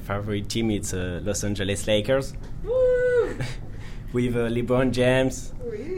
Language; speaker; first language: English; non-native, learner; French